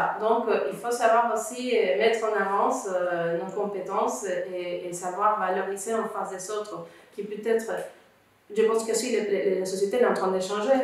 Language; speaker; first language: French; non-native, fluent; Spanish